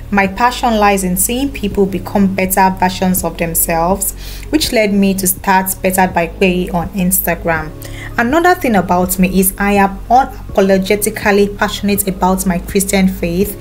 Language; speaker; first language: English; non-native, local second language; Yoruba